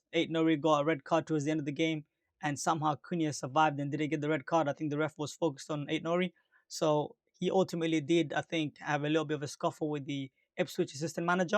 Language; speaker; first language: English; native; English